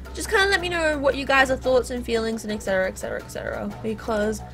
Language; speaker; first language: English; native; English